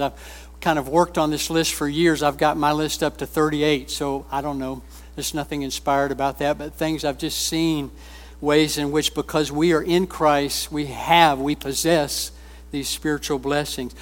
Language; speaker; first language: English; native; English